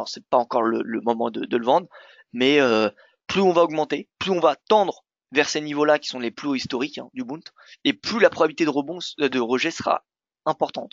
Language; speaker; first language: French; native; French